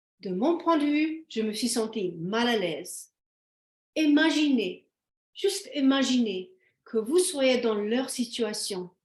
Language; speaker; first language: French; non-native, fluent; Slovenian